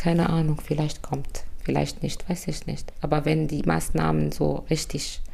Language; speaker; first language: German; non-native, fluent; Arabic